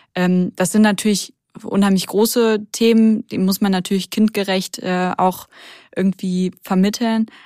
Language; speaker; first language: German; native; German